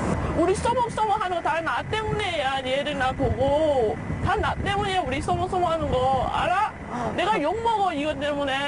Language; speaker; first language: Korean; early bilingual, heritage; English